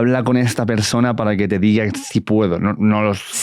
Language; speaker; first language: Spanish; native; Spanish